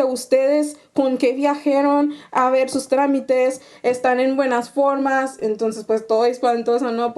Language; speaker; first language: Spanish; non-native, fluent; Haitian Creole